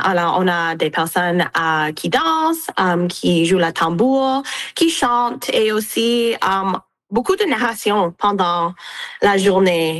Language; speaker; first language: French; non-native, local second language; English